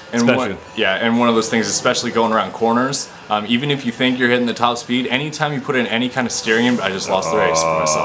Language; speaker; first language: English; native; English